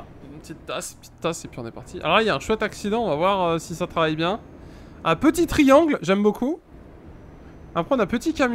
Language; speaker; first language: French; native; French